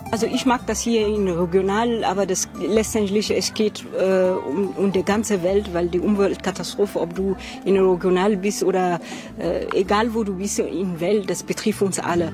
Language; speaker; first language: German; non-native, fluent; French